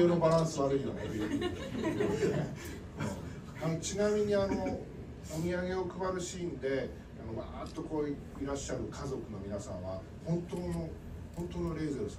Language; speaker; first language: Japanese; native; Japanese